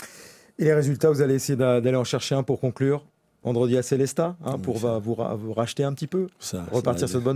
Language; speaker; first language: French; native; French